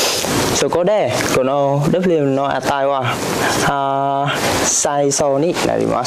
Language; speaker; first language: Japanese; non-native, learner; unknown